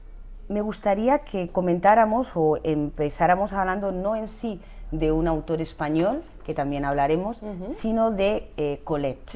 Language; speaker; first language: Spanish; native; Spanish